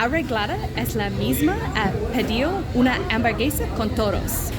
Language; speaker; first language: Spanish; non-native, learner; English